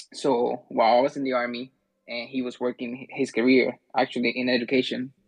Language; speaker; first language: English; early bilingual, other home language; Spanish